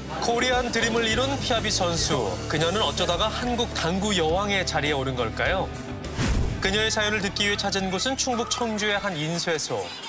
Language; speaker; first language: Korean; native; Korean